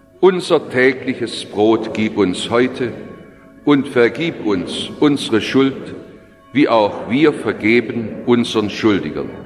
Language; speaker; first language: German; native; German